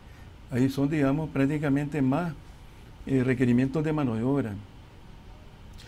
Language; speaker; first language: Spanish; native; Spanish